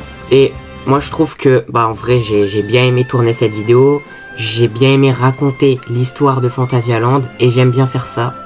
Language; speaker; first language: French; native; French